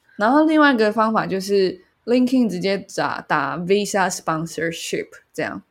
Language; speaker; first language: Chinese; native; Chinese